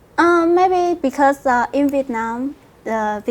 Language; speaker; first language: English; non-native, learner; Vietnamese